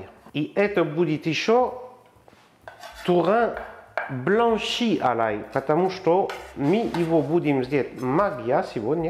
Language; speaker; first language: Russian; non-native, learner; French